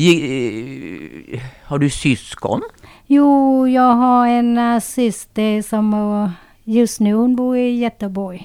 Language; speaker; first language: Swedish; non-native, learner; Vietnamese